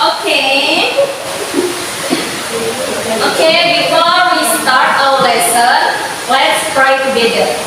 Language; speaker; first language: English; non-native, learner; Indonesian